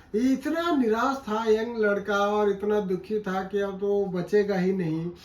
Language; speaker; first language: Hindi; native; Hindi